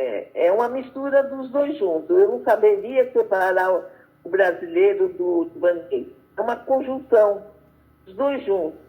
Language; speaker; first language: Portuguese; early bilingual, other home language; Arabic